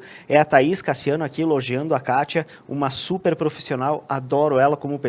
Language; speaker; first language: Portuguese; native; Portuguese